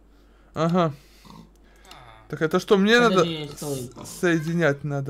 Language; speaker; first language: Russian; native; Russian